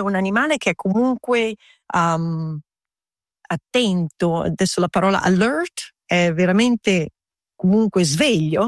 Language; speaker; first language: Italian; early bilingual, heritage; Italian